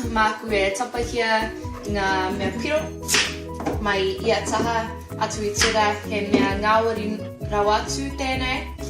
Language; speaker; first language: Māori; non-native, local second language; English